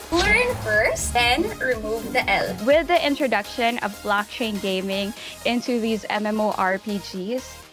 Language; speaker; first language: English; non-native, local second language; Filipino